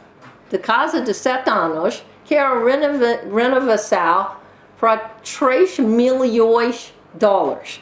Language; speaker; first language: Portuguese; non-native, learner; English